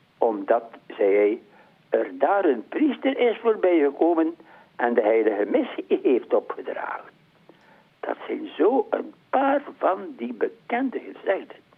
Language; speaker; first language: Dutch; native; Dutch